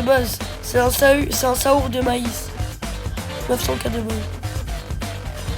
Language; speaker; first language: French; native; French